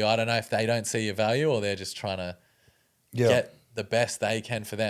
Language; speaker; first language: English; native; English